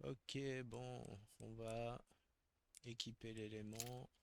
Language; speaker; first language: French; native; French